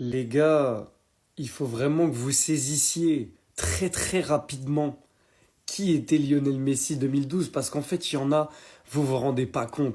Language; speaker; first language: French; native; French